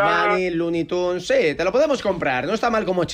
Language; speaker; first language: Spanish; native; Spanish